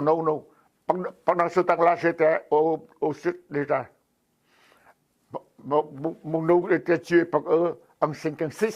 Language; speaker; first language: French; non-native, fluent; Vietnamese